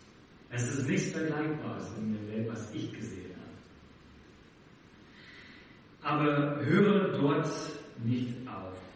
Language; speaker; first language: German; non-native, fluent; English